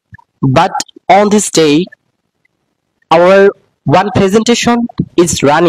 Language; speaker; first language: English; non-native, learner; Bangla